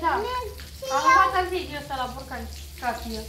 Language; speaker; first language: Romanian; native; Romanian